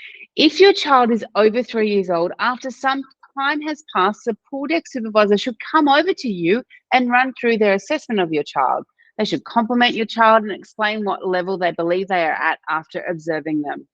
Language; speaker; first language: English; native; English